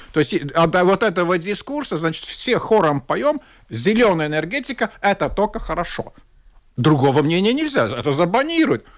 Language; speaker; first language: Russian; non-native, local second language; Latvian